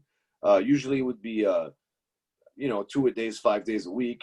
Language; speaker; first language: English; native; English